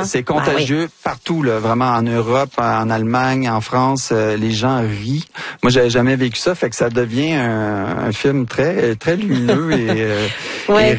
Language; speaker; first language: French; native; French